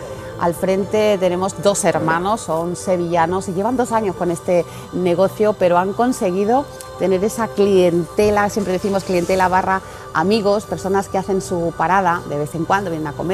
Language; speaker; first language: Spanish; native; Spanish